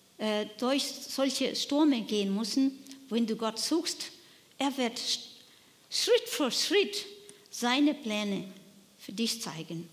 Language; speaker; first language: German; non-native, learner; Nepali